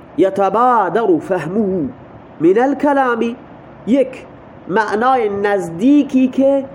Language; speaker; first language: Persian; non-native, local second language; Baluchi